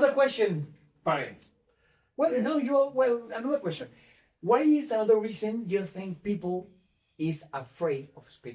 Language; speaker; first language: English; non-native, fluent; Spanish